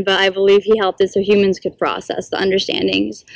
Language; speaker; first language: English; native; English